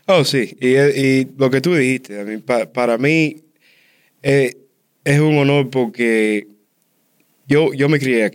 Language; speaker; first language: Spanish; early bilingual, heritage; Spanish